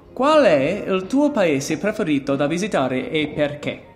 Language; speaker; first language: Italian; non-native, learner; English